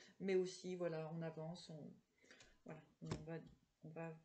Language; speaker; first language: French; native; French